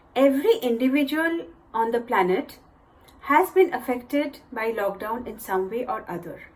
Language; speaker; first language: English; non-native, local second language; Bangla